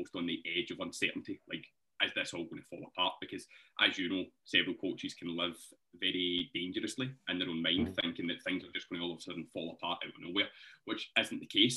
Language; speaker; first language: English; native; English